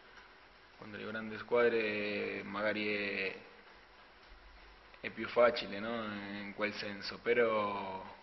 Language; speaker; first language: Italian; non-native, fluent; Spanish